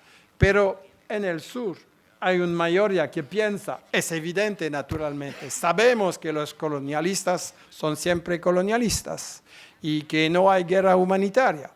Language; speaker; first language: Spanish; non-native, fluent; French